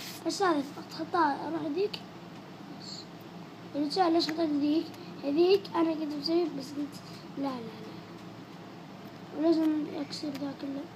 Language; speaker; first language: Arabic; native; Arabic